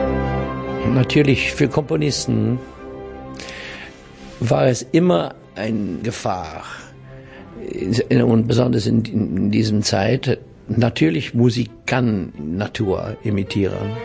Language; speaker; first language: German; non-native, learner; English